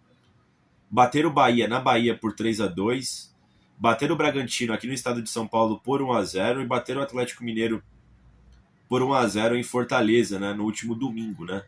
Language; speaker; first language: Portuguese; native; Portuguese